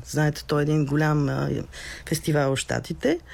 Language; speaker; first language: Bulgarian; native; Bulgarian